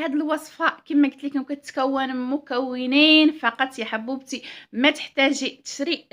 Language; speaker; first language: Arabic; native; Arabic